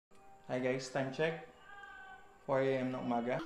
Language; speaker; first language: Filipino; native; Filipino